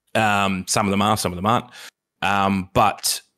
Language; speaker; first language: English; native; English